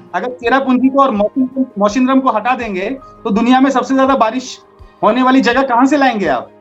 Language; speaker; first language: Hindi; native; Hindi